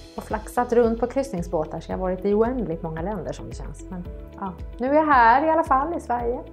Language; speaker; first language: Swedish; native; Swedish